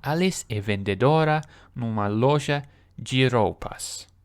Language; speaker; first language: Portuguese; non-native, learner; English